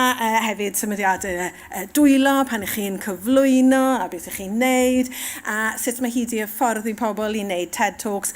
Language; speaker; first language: Welsh; native; Welsh